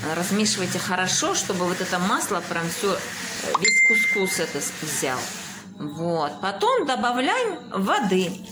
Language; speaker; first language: Russian; non-native, local second language; Kazakh